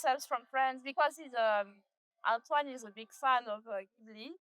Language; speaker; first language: English; non-native, learner; French